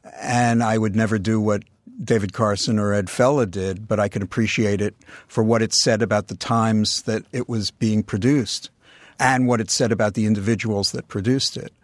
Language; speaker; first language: English; native; English